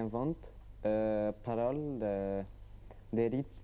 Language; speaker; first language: French; non-native, learner; Arabic